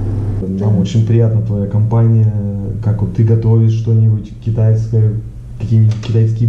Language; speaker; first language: Russian; native; Russian